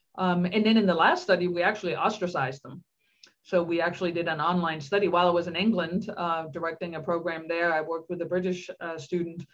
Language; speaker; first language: English; non-native, fluent; Danish